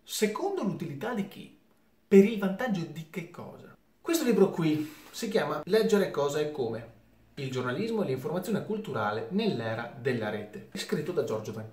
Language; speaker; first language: Italian; native; Italian